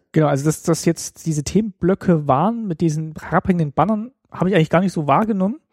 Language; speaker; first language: German; native; German